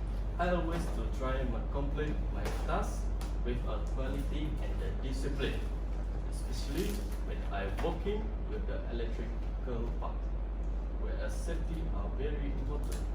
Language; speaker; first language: English; non-native, learner; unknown